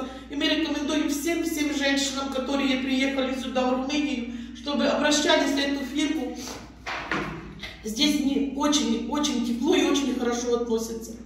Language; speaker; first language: Russian; non-native, local second language; Ukrainian